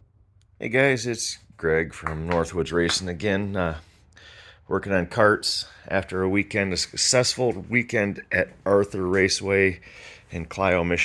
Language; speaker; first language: English; native; English